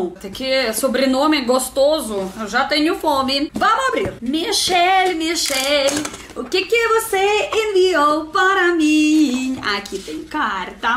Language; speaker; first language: Portuguese; non-native, learner; Russian